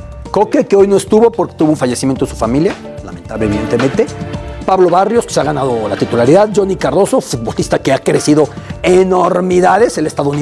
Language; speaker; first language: Spanish; native; Spanish